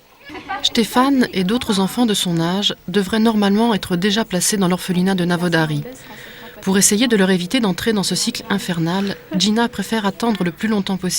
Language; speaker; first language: French; native; French